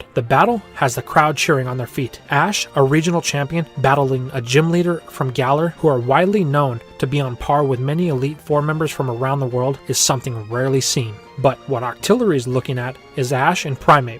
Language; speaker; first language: English; native; English